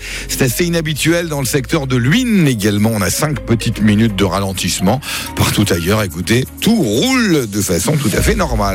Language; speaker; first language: French; native; French